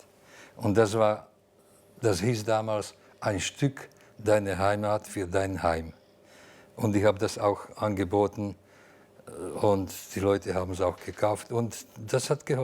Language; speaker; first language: German; non-native, fluent; Slovak